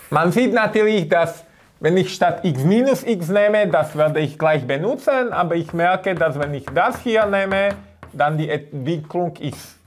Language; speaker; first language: German; non-native, fluent; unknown